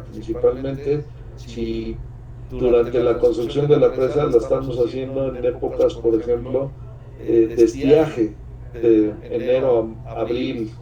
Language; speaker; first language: Spanish; native; Spanish